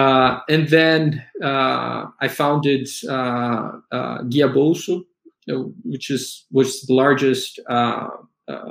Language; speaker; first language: English; non-native, fluent; Portuguese